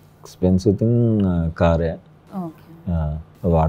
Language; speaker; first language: Telugu; native; Telugu